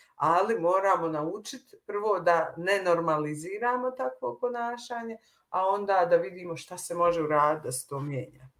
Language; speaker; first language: Bosnian; native; Bosnian